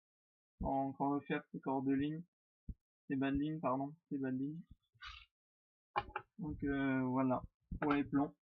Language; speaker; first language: French; native; French